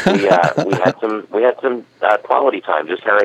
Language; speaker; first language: English; native; English